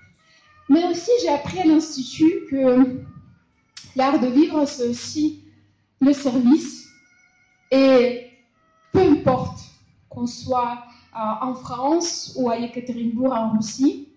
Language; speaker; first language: French; non-native, fluent; Russian